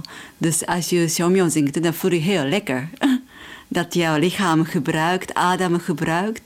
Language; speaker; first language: Dutch; non-native, fluent; Japanese